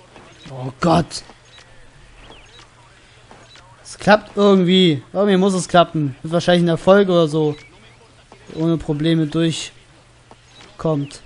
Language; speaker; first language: German; native; German